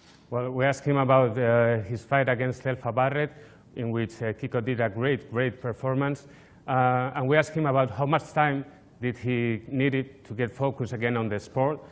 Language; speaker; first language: English; non-native, fluent; Spanish